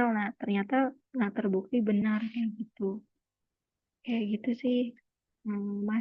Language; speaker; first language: Indonesian; native; Indonesian